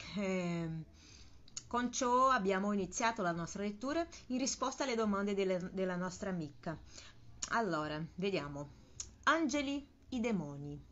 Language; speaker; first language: Italian; non-native, learner; Portuguese